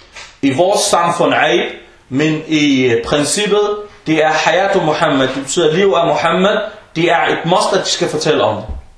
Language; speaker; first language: Danish; non-native, fluent; Arabic